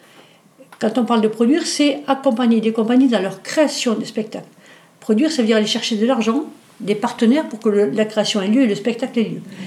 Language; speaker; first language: French; native; French